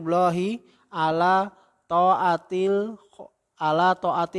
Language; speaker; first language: Arabic; non-native, learner; Indonesian